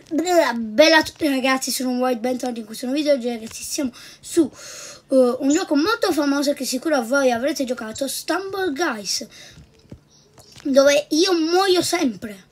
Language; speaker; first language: Italian; native; Italian